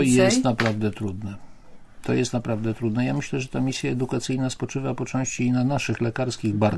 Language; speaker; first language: Polish; native; Polish